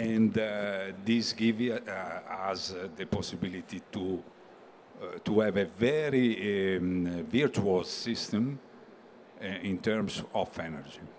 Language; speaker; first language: English; non-native, learner; Italian